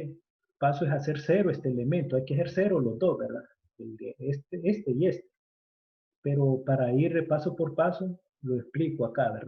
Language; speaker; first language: Spanish; native; Spanish